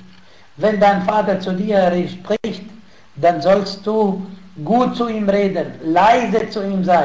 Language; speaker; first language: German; non-native, fluent; Arabic